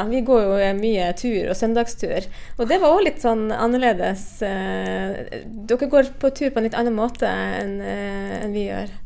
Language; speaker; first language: Norwegian; native; Norwegian